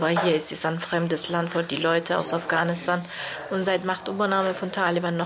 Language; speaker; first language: German; non-native, fluent; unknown